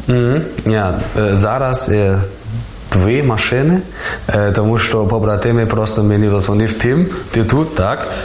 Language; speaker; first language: Ukrainian; non-native, learner; German